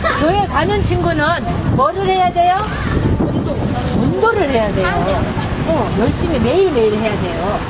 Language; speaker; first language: Korean; native; Korean